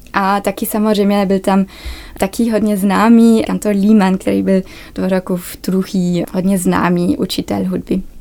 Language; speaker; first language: Czech; early bilingual, other home language; German